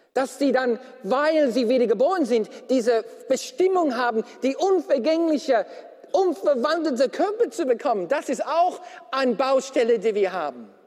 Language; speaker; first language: German; non-native, fluent; English